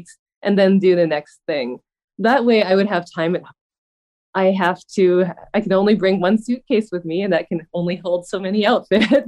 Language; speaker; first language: English; native; English